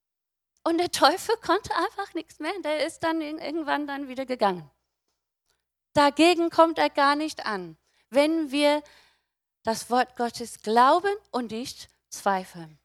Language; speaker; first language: German; non-native, fluent; English